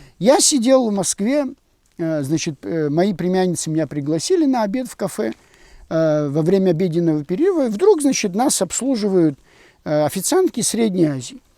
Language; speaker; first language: Russian; non-native, local second language; Abkhazian